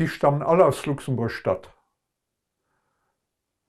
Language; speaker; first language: German; non-native, local second language; Luxembourgish